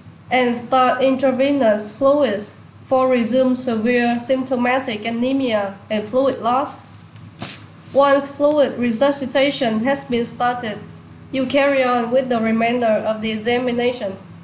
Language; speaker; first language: English; non-native, fluent; Vietnamese